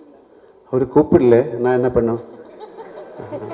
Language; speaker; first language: Tamil; non-native, local second language; Malayalam